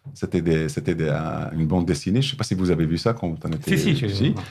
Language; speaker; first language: French; non-native, local second language; Arabic